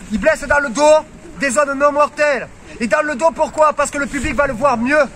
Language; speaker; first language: French; native; French